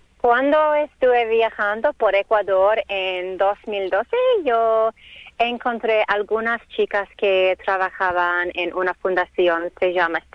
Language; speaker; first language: Spanish; non-native, learner; English